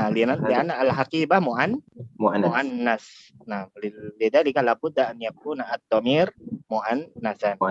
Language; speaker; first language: Arabic; non-native, learner; Indonesian